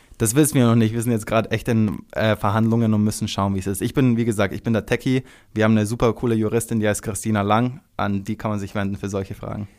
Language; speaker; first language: German; early bilingual, other home language; Croatian